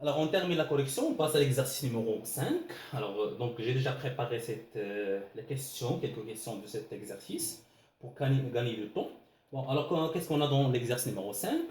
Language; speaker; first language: French; non-native, local second language; Arabic